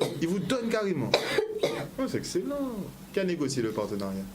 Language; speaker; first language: French; native; French